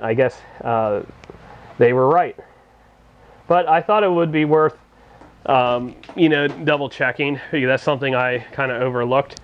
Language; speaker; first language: English; native; English